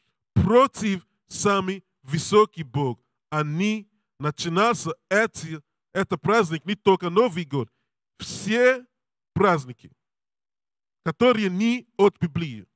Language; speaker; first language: Russian; non-native, learner; English